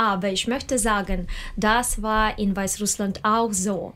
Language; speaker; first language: German; non-native, learner; Russian